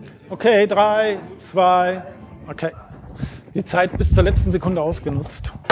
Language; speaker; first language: German; native; German